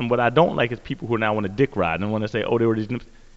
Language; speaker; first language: English; native; English